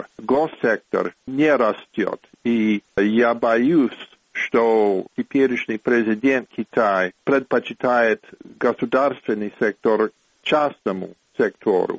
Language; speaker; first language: Russian; non-native, fluent; English